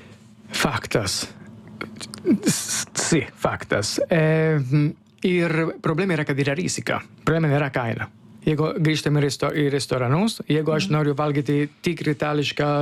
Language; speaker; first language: Lithuanian; non-native, learner; Italian